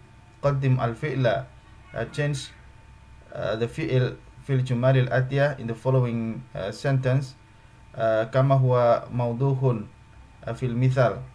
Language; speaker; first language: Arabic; non-native, fluent; Indonesian